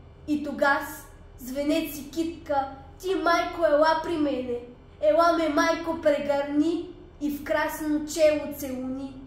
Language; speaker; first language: Bulgarian; native; Bulgarian